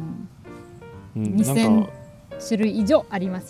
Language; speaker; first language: Japanese; non-native, learner; German